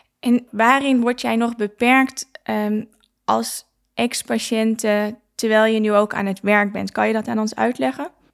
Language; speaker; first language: Dutch; native; Dutch